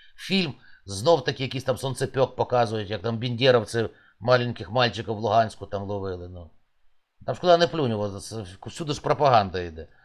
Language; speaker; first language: Ukrainian; native; Ukrainian